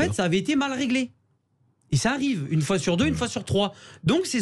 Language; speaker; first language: French; native; French